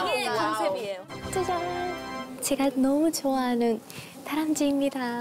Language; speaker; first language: Korean; non-native, learner; Japanese